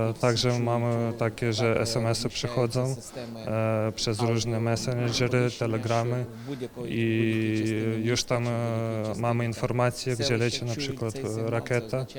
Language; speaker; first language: Polish; non-native, learner; Ukrainian